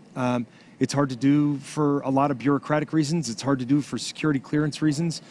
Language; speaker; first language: English; native; English